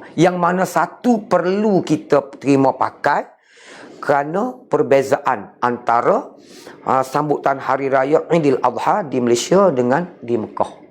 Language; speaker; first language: Malay; native; Malay